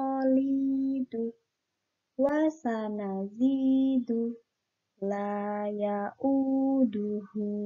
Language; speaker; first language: Arabic; non-native, learner; Indonesian